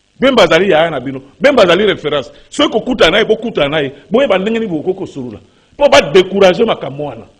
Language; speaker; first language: Lingala; native; Lingala